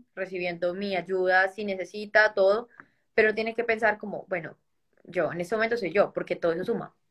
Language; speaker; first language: Spanish; native; Spanish